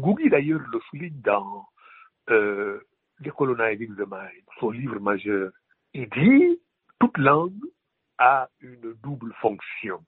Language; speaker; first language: French; non-native, local second language; Wolof